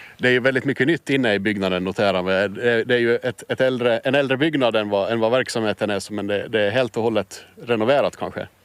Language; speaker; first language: Swedish; native; Swedish